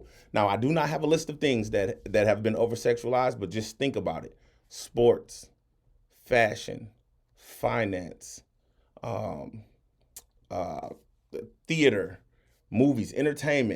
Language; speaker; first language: English; native; English